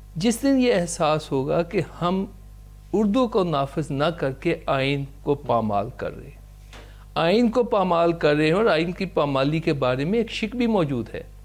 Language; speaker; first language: Urdu; non-native, local second language; Punjabi